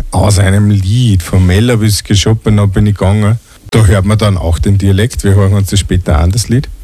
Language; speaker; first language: German; native; German